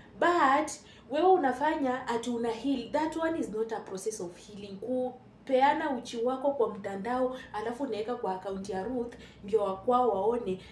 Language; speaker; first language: Swahili; non-native, local second language; Luyia